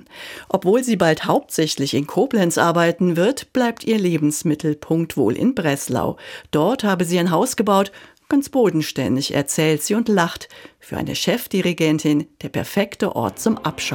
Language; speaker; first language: German; native; German